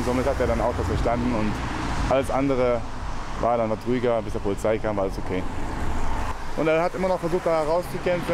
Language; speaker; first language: German; native; German